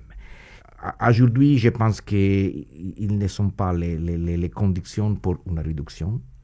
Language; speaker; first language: French; non-native, fluent; Italian